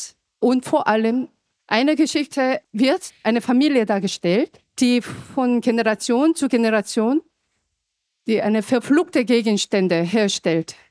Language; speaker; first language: German; non-native, fluent; Korean